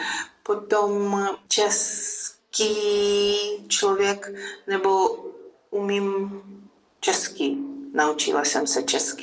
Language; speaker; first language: Czech; non-native, fluent; Ukrainian